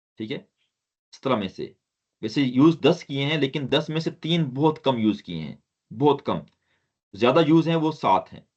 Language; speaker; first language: Urdu; non-native, local second language; Sindhi